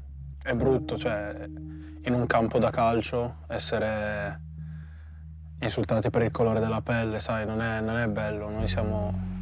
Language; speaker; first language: Italian; non-native, fluent; French